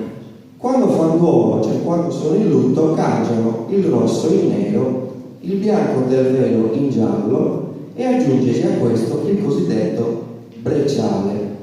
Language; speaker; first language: Italian; native; Italian